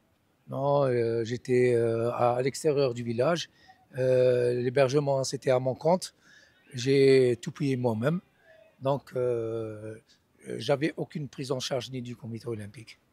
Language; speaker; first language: French; non-native, local second language; Arabic